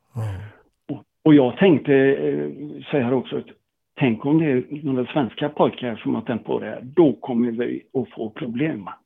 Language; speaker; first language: Swedish; native; Swedish